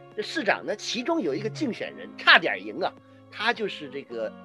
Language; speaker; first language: Chinese; native; Chinese